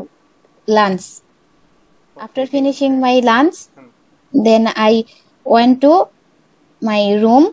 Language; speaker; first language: English; non-native, learner; Bangla